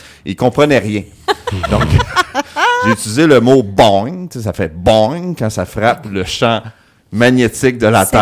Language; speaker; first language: French; native; French